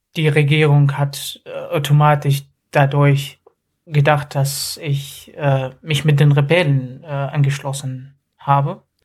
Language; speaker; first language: German; non-native, fluent; Arabic